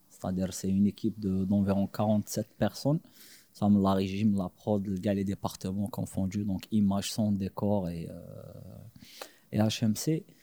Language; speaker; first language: French; non-native, local second language; Arabic